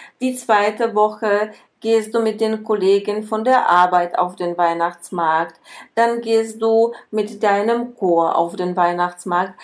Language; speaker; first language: German; non-native, fluent; Czech